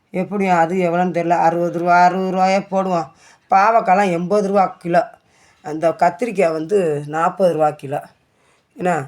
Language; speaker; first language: Tamil; native; Tamil